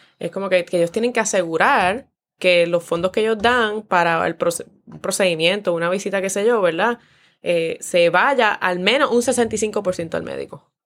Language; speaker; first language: Spanish; native; Spanish